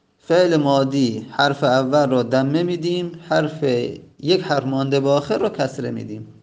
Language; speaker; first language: Persian; non-native, local second language; Azerbaijani